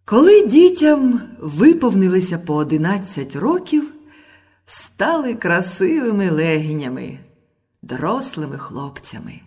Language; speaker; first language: Ukrainian; native; Ukrainian